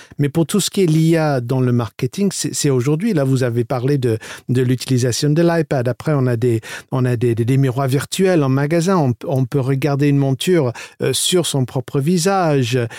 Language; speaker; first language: French; non-native, fluent; English